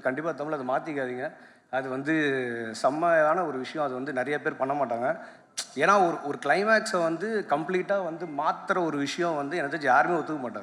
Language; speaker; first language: Tamil; native; Tamil